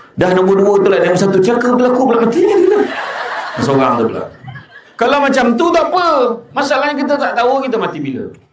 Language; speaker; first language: Malay; native; Malay